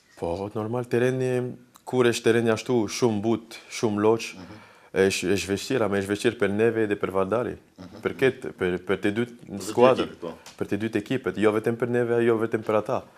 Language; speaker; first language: Albanian; non-native, learner; French